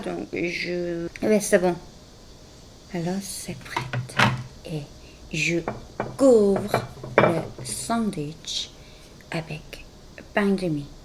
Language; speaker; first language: French; non-native, fluent; Korean